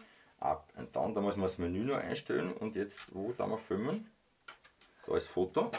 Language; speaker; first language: German; native; German